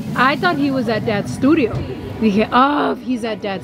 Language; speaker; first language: English; early bilingual, other home language; Spanish